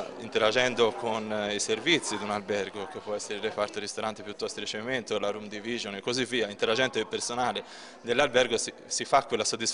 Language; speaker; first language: Italian; native; Italian